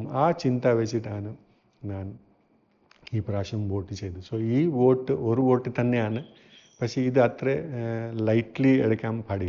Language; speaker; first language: Malayalam; non-native, fluent; Hindi